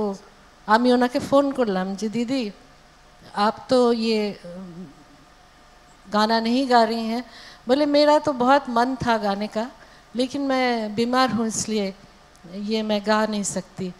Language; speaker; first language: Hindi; non-native, fluent; Bangla